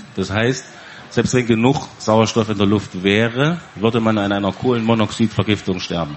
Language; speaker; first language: German; native; German